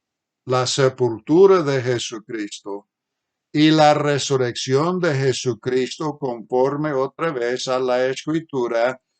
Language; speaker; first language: Spanish; non-native, fluent; English